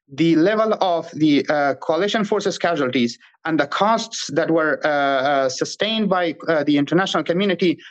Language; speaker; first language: English; non-native, fluent; Pashto